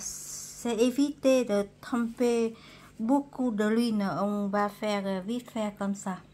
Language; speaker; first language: French; non-native, fluent; Vietnamese